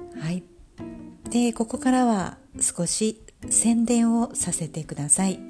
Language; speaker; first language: Japanese; native; Japanese